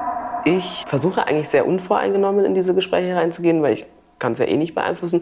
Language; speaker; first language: German; early bilingual, other home language; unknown